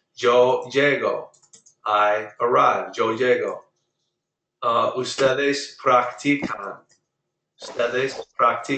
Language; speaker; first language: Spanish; non-native, fluent; English